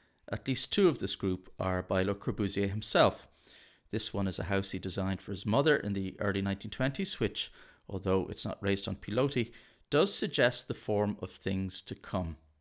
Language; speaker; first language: English; native; English